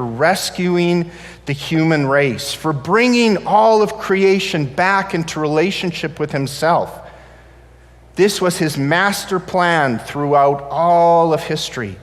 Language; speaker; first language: English; native; English